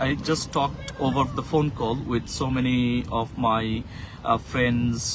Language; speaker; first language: English; non-native, fluent; Bangla